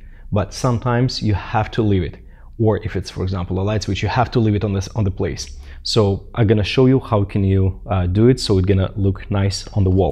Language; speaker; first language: English; non-native, fluent; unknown